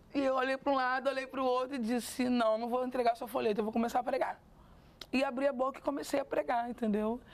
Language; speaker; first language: Portuguese; native; Portuguese